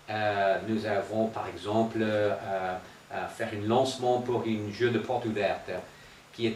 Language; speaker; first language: French; non-native, fluent; English